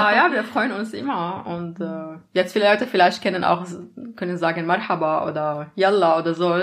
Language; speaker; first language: German; non-native, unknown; Arabic